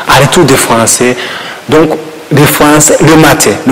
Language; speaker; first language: French; non-native, learner; Kinyarwanda